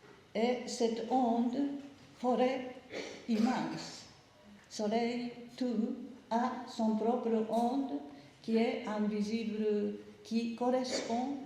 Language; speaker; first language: French; non-native, learner; Japanese